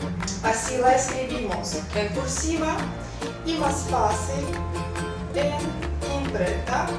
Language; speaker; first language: Spanish; non-native, fluent; Russian